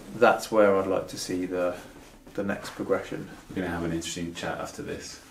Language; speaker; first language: English; native; English